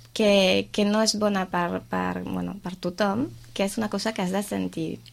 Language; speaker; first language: Catalan; non-native, fluent; French